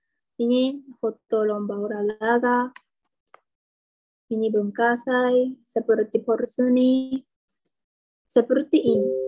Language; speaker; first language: Indonesian; non-native, learner; Japanese